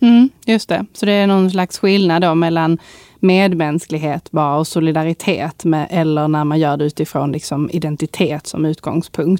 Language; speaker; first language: Swedish; native; Swedish